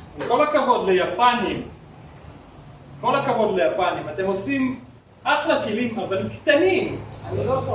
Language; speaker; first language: Hebrew; non-native, fluent; Russian